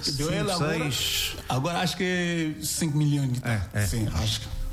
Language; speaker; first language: Portuguese; non-native, learner; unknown